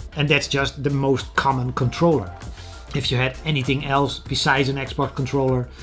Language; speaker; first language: English; non-native, fluent; Dutch